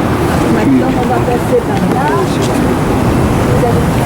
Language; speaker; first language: French; non-native, fluent; Japanese